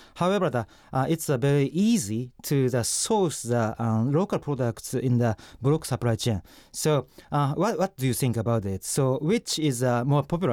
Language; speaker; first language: English; non-native, learner; Japanese